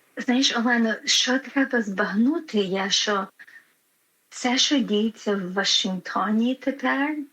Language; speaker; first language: Ukrainian; early bilingual, heritage; Ukrainian